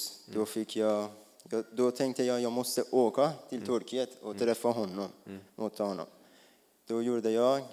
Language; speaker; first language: Swedish; non-native, learner; Persian